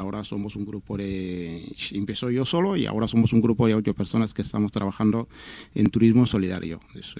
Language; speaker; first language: Spanish; non-native, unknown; Wolof